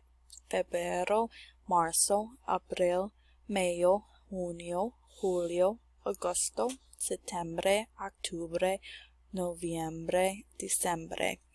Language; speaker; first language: Spanish; non-native, learner; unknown